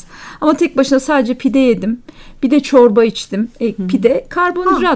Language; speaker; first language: Turkish; native; Turkish